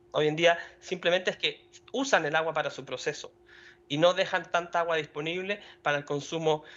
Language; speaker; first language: Spanish; native; Spanish